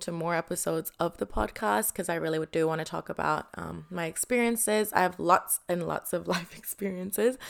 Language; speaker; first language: English; non-native, fluent; Indonesian